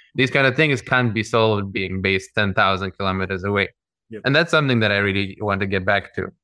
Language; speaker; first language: English; early bilingual, other home language; Russian